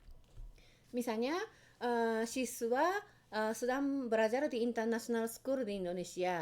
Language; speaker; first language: Indonesian; non-native, fluent; Japanese